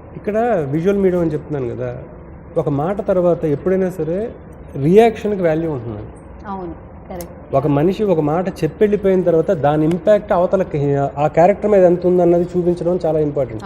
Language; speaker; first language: Telugu; native; Telugu